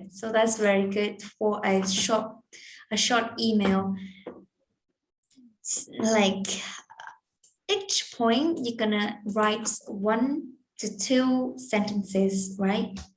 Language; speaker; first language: English; non-native, fluent; Vietnamese